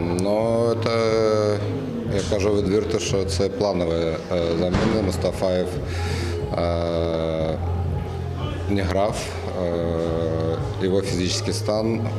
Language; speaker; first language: Ukrainian; non-native, learner; Russian